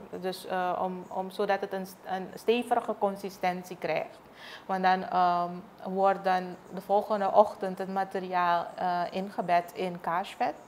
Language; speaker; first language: Dutch; native; Dutch